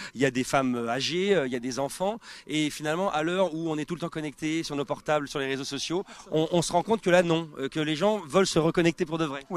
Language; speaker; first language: French; native; French